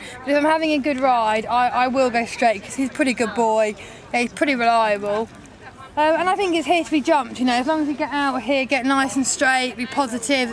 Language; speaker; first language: English; native; English